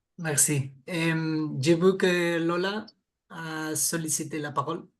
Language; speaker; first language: French; non-native, fluent; Catalan